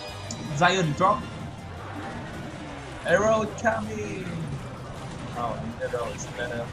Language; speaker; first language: English; non-native, learner; Vietnamese